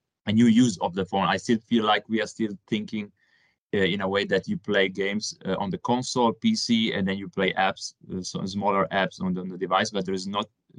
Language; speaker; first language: English; non-native, fluent; Italian